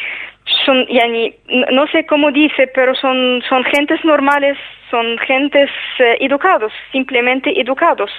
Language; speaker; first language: Spanish; non-native, fluent; Arabic